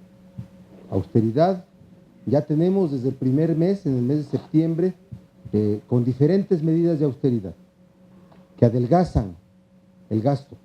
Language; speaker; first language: Spanish; native; Spanish